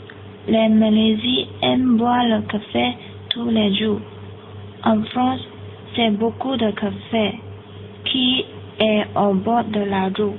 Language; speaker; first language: French; non-native, learner; Malay